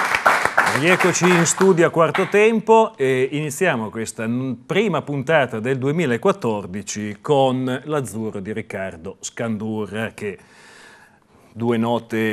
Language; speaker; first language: Italian; native; Italian